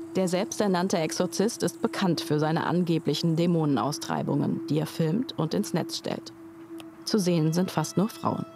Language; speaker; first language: German; native; German